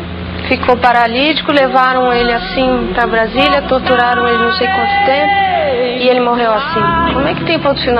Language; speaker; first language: Portuguese; native; Portuguese